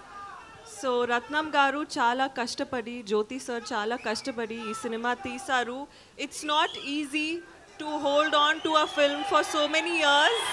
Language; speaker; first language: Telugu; non-native, learner; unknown